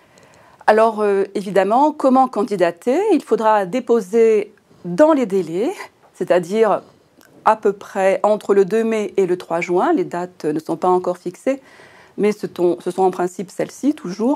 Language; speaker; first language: French; native; French